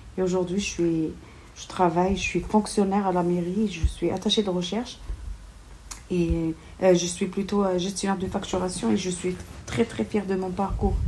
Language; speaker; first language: French; non-native, local second language; Kabyle